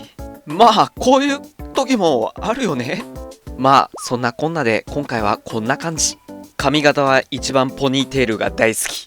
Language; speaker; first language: Japanese; native; Japanese